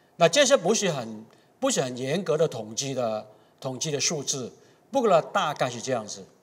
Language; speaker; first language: Chinese; non-native, local second language; Cantonese